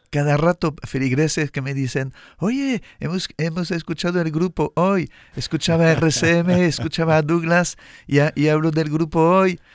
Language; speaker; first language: Spanish; non-native, fluent; French